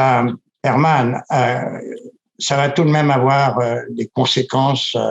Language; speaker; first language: French; native; French